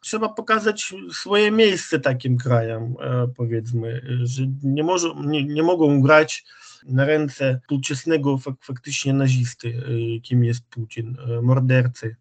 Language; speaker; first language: Polish; non-native, fluent; Ukrainian